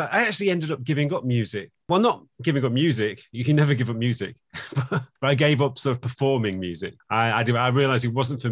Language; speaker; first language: English; native; English